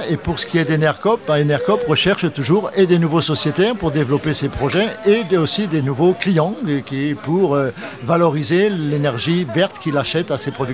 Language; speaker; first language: French; native; French